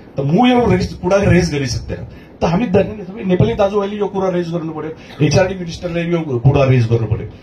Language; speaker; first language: Nepali; early bilingual, heritage; Nepali